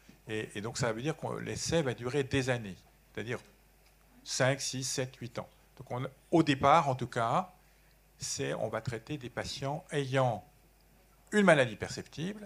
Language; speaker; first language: French; native; French